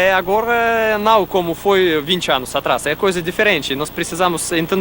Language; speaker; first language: Portuguese; non-native, learner; Russian